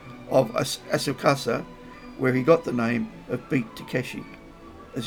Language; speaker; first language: English; native; English